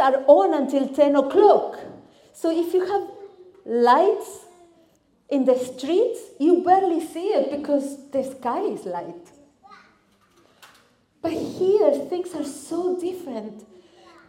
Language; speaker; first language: English; non-native, fluent; Spanish